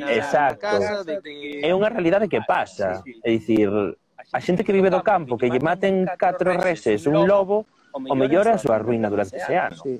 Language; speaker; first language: Galician; non-native, local second language; Spanish